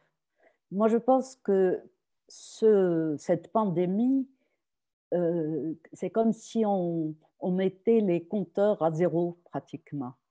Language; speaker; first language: French; non-native, local second language; Arabic